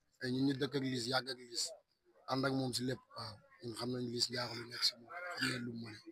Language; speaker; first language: Wolof; native; Wolof